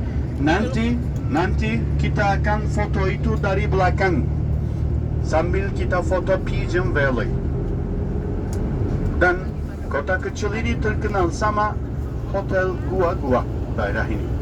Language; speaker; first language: Indonesian; non-native, fluent; Turkish